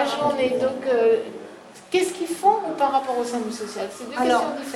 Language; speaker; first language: French; native; French